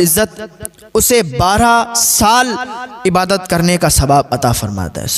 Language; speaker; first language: Urdu; native; Urdu